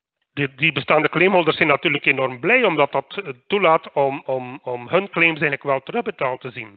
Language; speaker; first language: Dutch; native; Dutch